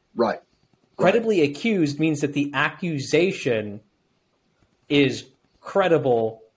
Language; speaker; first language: English; native; English